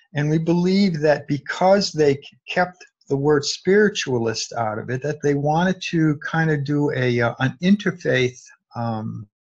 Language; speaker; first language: English; native; English